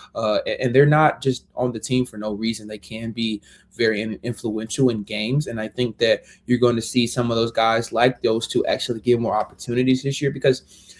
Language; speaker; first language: English; native; English